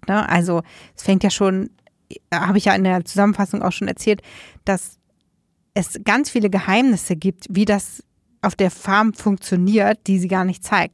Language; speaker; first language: German; native; German